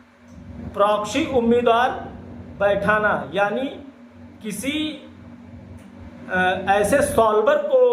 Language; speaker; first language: Hindi; native; Hindi